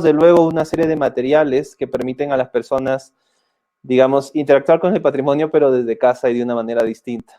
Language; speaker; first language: Spanish; native; Spanish